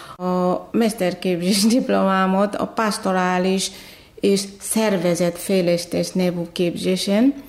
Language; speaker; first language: Hungarian; non-native, fluent; Batak Toba